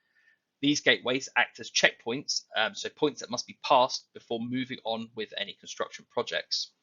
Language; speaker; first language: English; native; English